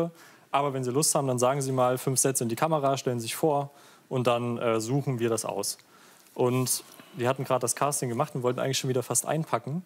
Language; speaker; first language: German; native; German